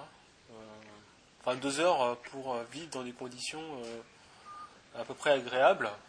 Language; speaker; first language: French; native; French